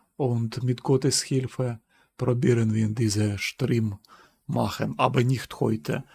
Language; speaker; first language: German; non-native, learner; Ukrainian